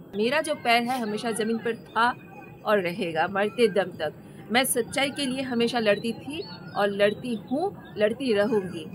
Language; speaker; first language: Hindi; non-native, local second language; Bangla